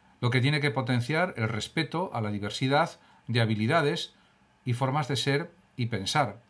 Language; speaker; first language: Spanish; native; Spanish